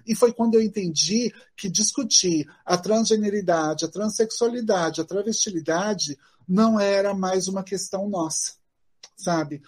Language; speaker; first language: Portuguese; native; Portuguese